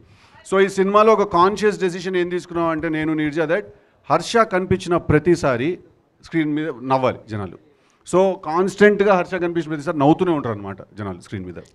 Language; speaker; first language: Telugu; native; Telugu